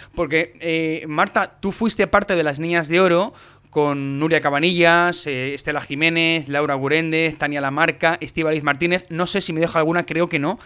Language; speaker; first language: Spanish; native; Spanish